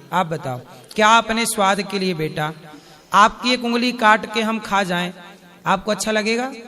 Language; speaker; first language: Hindi; native; Hindi